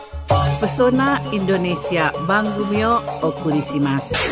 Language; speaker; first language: Japanese; non-native, fluent; Indonesian